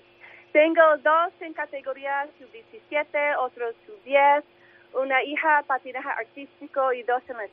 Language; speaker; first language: Spanish; early bilingual, heritage; English